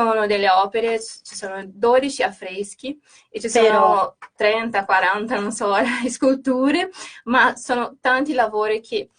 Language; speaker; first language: Italian; non-native, fluent; Portuguese